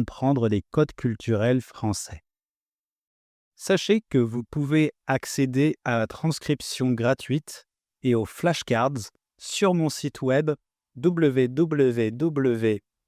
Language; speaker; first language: French; native; French